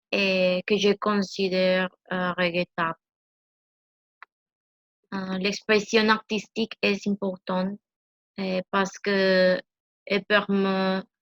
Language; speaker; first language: French; non-native, learner; Spanish